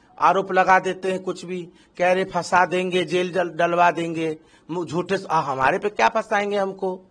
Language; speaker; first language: Hindi; native; Hindi